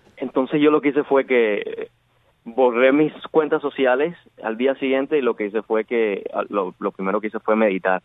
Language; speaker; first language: Spanish; native; Spanish